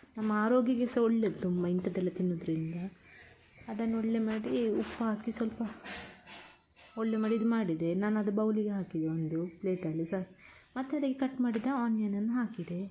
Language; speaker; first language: Kannada; non-native, local second language; Tulu